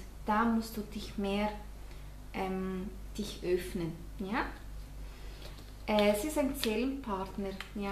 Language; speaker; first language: German; non-native, fluent; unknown